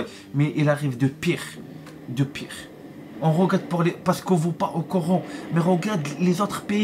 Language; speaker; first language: French; non-native, learner; Arabic